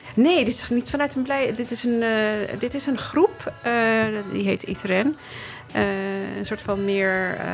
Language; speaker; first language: Dutch; early bilingual, other home language; Riffian